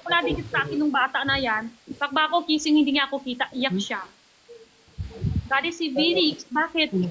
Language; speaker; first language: Filipino; non-native, learner; Chinese